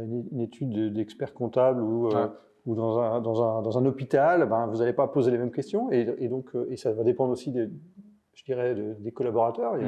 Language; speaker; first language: French; native; French